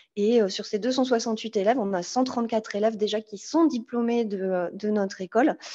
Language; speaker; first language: French; native; French